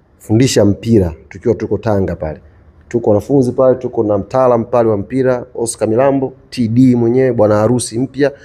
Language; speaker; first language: Swahili; native; Swahili